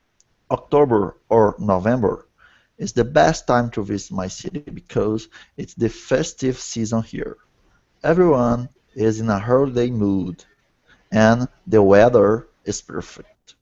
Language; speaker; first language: English; non-native, learner; Portuguese